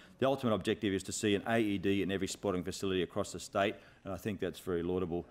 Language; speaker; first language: English; native; English